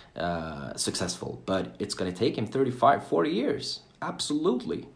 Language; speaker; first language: English; non-native, fluent; Swedish